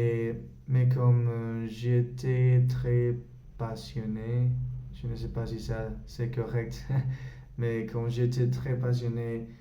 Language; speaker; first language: French; non-native, learner; Spanish